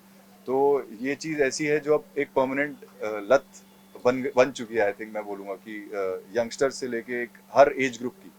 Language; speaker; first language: Hindi; native; Hindi